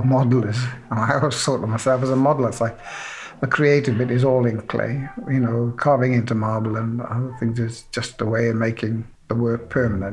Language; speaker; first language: English; native; English